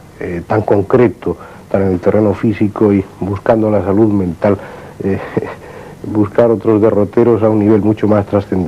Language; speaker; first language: Spanish; native; Spanish